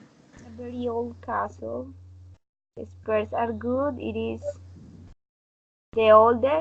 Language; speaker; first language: English; non-native, learner; Spanish